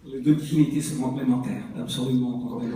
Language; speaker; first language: French; native; French